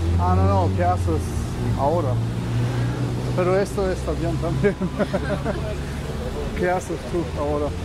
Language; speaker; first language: Spanish; non-native, learner; German